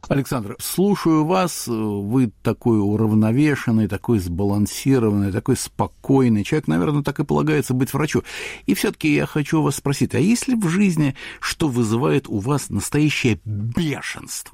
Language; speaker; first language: Russian; native; Russian